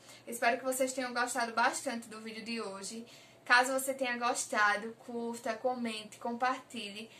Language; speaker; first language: Portuguese; native; Portuguese